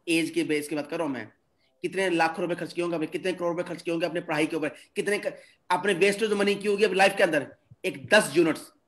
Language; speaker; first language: Hindi; native; Hindi